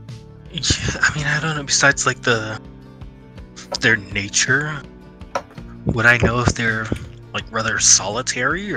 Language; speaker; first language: English; native; English